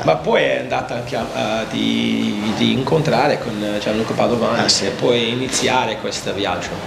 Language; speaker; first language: Italian; non-native, learner; English